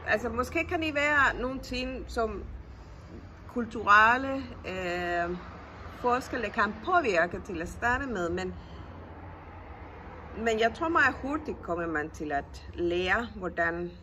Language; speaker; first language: Danish; non-native, fluent; Spanish